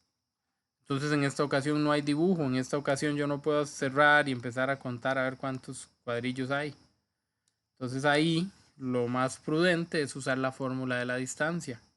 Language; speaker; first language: Spanish; native; Spanish